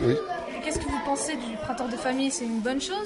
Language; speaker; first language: French; native; French